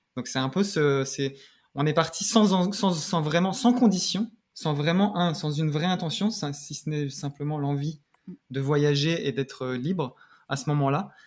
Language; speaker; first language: French; native; French